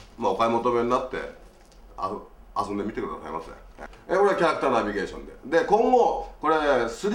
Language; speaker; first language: Japanese; native; Japanese